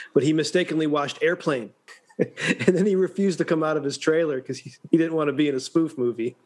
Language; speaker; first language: English; native; English